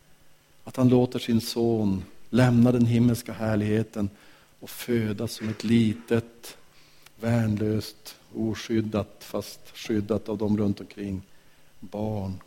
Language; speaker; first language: Swedish; native; Swedish